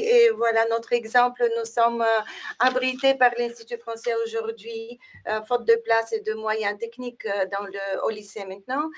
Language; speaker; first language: French; non-native, fluent; Bulgarian